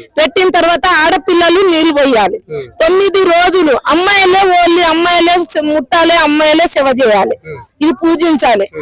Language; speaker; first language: Telugu; non-native, local second language; Lambadi